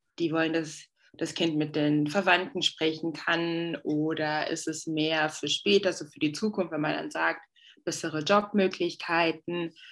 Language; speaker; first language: German; non-native, fluent; French